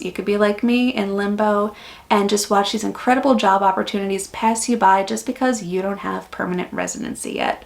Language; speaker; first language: English; native; English